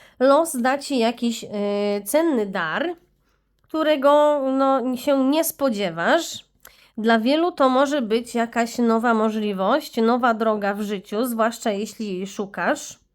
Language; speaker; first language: Polish; native; Polish